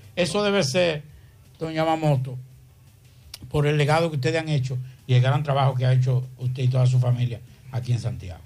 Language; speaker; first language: Spanish; native; Spanish